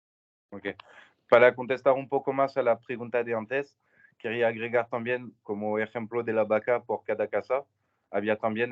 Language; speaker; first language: Spanish; non-native, learner; French